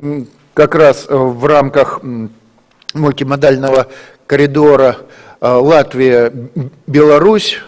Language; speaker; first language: Russian; native; Russian